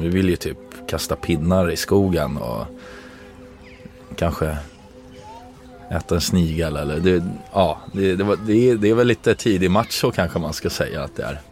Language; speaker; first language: Swedish; native; Swedish